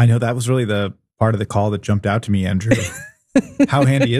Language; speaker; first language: English; native; English